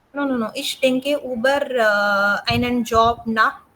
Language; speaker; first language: German; non-native, learner; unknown